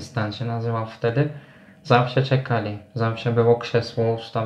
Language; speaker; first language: Polish; non-native, fluent; Turkish